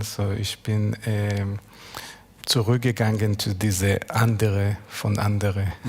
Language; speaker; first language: German; non-native, learner; Hebrew